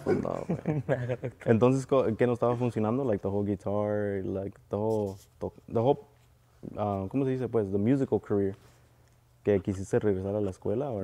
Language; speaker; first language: Spanish; early bilingual, heritage; Spanish